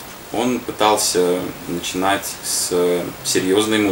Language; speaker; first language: Russian; native; Russian